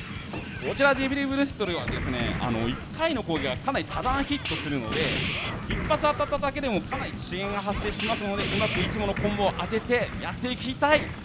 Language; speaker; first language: Japanese; native; Japanese